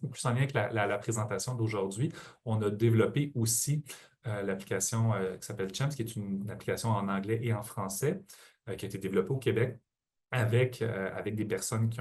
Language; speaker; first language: French; native; French